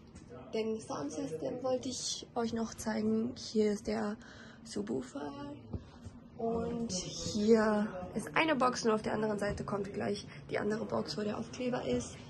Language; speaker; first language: German; native; German